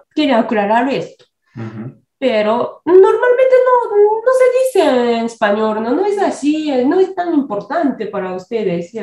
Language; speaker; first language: Spanish; non-native, fluent; Japanese